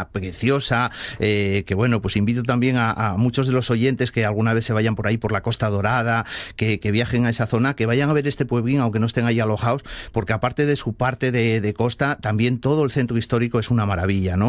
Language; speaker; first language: Spanish; native; Spanish